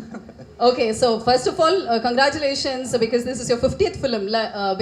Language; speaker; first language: Tamil; native; Tamil